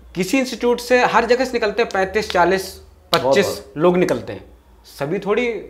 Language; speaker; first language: Hindi; native; Hindi